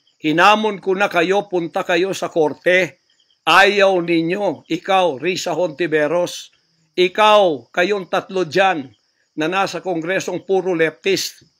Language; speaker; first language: Filipino; non-native, local second language; Cebuano